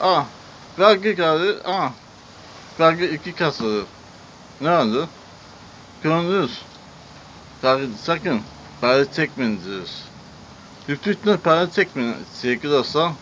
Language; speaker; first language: Turkish; non-native, learner; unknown